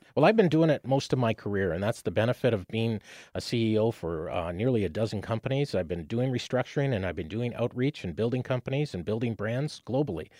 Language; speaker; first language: English; native; English